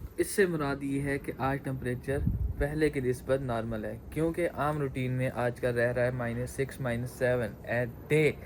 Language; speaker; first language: Urdu; non-native, local second language; Punjabi